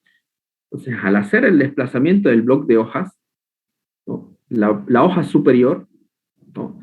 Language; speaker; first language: Spanish; native; Spanish